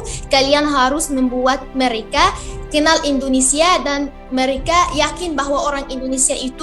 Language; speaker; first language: Indonesian; non-native, fluent; Arabic